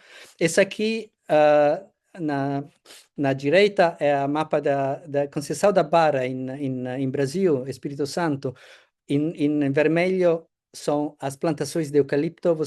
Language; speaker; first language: Portuguese; non-native, fluent; Italian